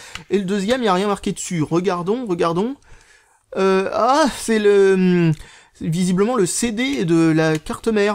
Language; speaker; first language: French; native; French